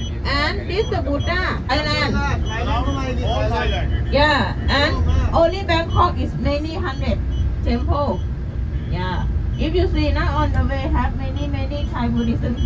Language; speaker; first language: English; non-native, learner; Thai